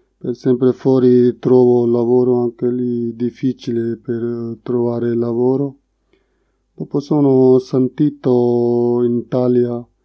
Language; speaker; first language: Italian; non-native, learner; Punjabi